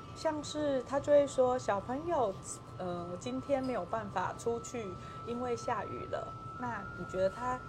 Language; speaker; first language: Chinese; native; Chinese